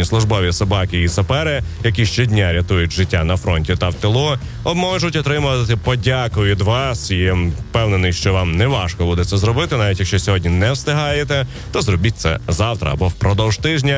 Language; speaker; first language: Ukrainian; native; Ukrainian